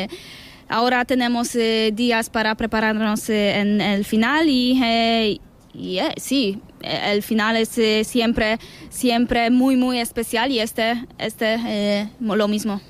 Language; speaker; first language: Spanish; non-native, learner; Polish